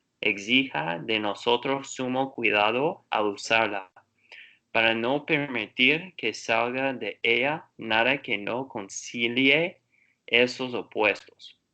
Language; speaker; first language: Spanish; non-native, learner; Portuguese